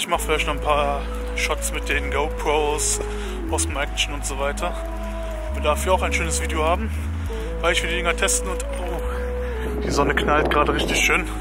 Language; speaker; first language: German; native; German